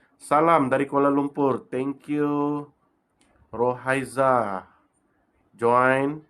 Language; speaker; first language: Malay; native; Malay